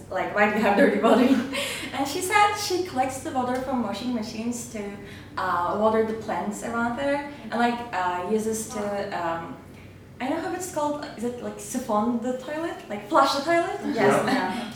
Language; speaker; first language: English; non-native, fluent; Turkish